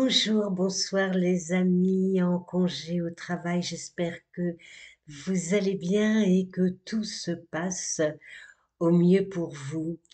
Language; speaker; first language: French; native; French